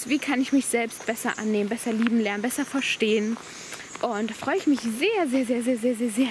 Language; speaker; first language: German; native; German